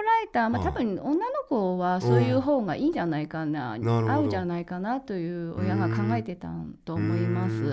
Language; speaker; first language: Japanese; non-native, fluent; Chinese